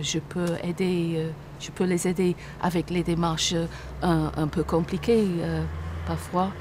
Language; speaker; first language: French; non-native, fluent; English